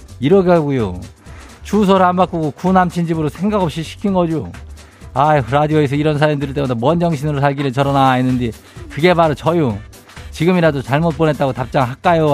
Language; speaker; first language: Korean; native; Korean